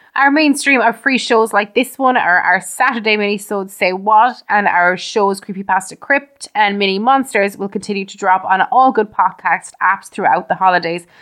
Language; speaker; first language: English; native; English